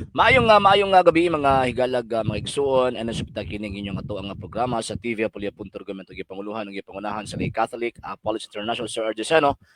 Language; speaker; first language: Cebuano; native; Cebuano